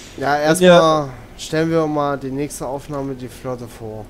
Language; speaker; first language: German; native; German